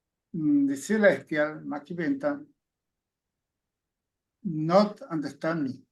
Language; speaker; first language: English; non-native, learner; Spanish